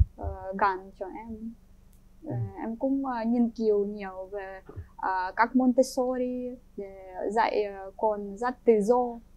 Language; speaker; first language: Vietnamese; non-native, fluent; Ukrainian